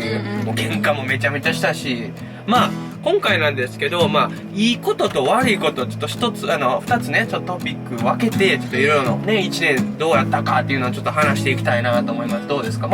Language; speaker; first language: Japanese; native; Japanese